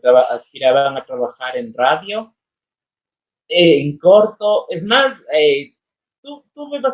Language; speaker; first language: Spanish; native; Spanish